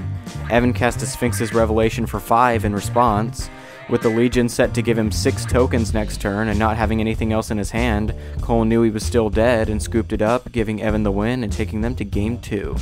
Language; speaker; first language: English; native; English